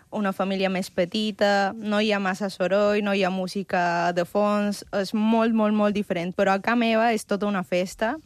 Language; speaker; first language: Catalan; early bilingual, other home language; Spanish